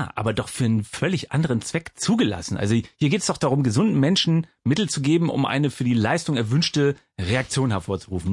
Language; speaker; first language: German; native; German